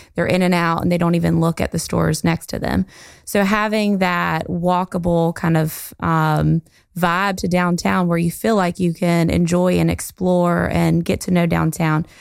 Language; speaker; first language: English; native; English